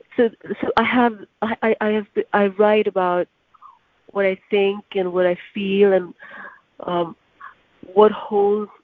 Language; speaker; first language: English; non-native, local second language; Urdu